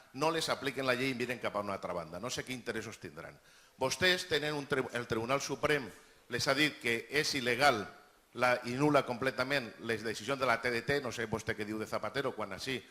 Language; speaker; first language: Catalan; native; Catalan